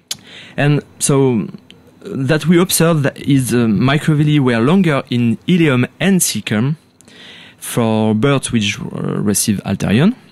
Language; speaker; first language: English; non-native, fluent; French